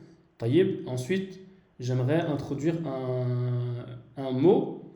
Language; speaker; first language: French; native; French